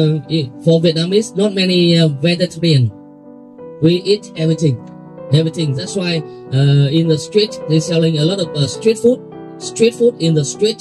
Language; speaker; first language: English; non-native, fluent; Vietnamese